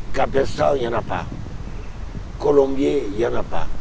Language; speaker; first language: French; native; French